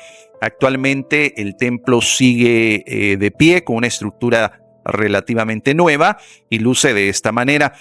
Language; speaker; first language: Spanish; native; Spanish